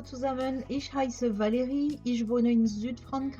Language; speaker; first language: German; non-native, learner; French